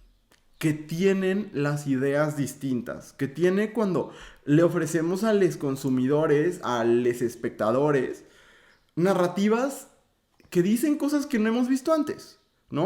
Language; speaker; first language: Spanish; native; Spanish